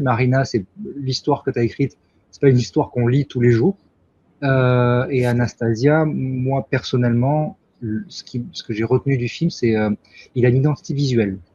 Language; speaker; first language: French; native; French